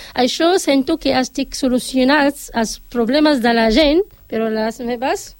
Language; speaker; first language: Catalan; non-native, learner; Arabic